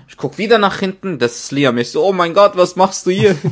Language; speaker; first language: German; non-native, fluent; Arabic